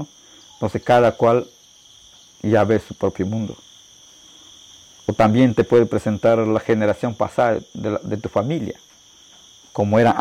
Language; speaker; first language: Spanish; non-native, local second language; Shipibo-Conibo